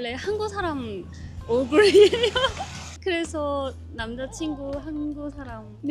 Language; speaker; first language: Korean; non-native, learner; Chinese